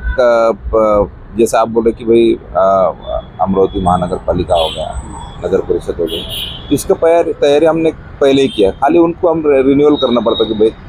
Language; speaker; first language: Hindi; non-native, local second language; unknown